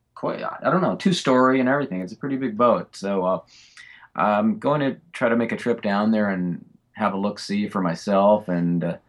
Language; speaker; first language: English; native; English